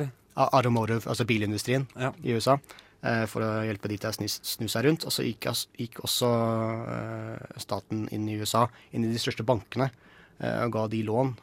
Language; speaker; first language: Norwegian; native; Norwegian